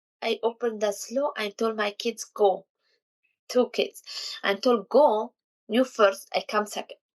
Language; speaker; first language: English; non-native, learner; Kurdish